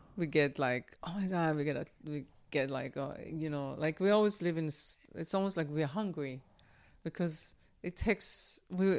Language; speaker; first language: English; non-native, fluent; Hebrew